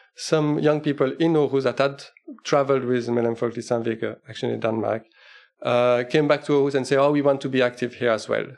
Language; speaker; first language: English; non-native, fluent; French